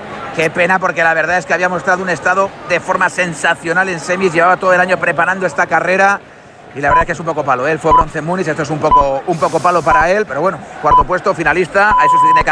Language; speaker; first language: Spanish; native; Spanish